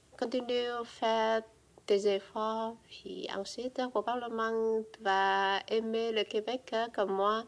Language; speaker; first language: French; non-native, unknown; Vietnamese